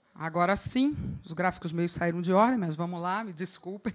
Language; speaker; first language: Portuguese; native; Portuguese